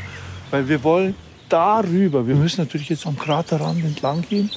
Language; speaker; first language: German; native; German